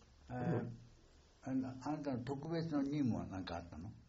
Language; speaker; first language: Japanese; native; Japanese